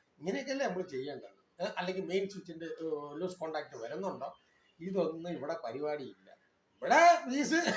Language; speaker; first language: Malayalam; non-native, local second language; Tamil